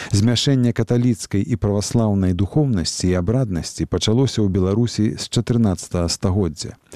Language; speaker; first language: Belarusian; native; Belarusian